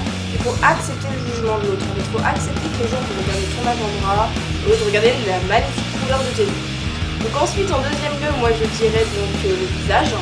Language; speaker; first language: French; native; French